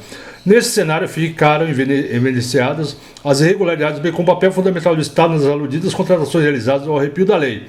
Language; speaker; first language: Portuguese; native; Portuguese